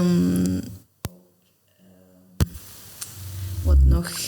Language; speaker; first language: Dutch; non-native, learner; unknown